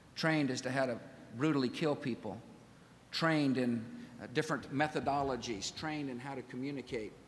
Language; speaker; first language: English; native; English